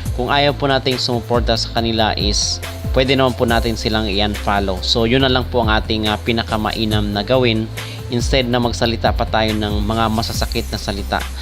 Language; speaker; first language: Filipino; native; Filipino